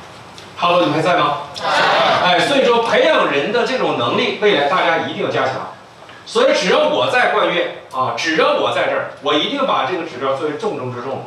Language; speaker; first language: Chinese; native; Chinese